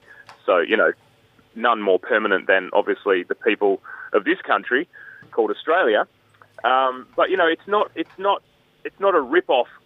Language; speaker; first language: English; native; English